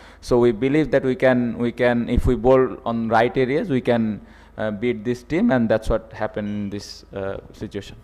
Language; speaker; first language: English; non-native, local second language; Bangla